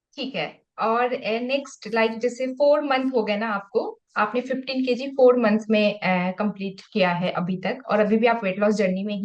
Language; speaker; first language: Hindi; native; Hindi